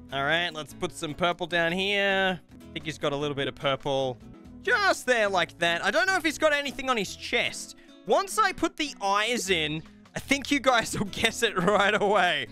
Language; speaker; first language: English; native; English